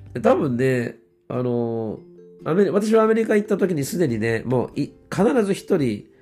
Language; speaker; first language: Japanese; native; Japanese